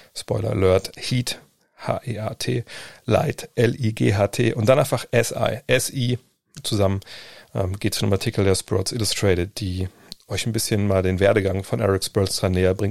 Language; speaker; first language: German; native; German